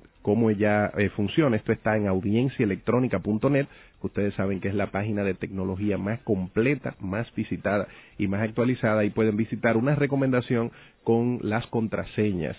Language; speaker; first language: Spanish; native; Spanish